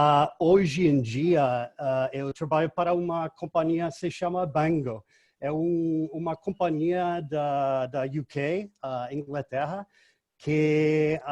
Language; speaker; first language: Portuguese; non-native, fluent; English